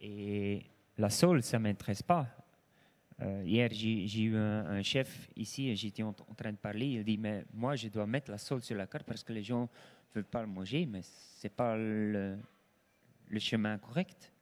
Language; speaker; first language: French; non-native, local second language; Dutch